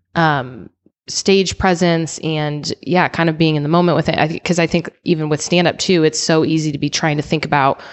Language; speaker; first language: English; native; English